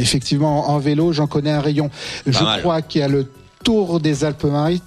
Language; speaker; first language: French; native; French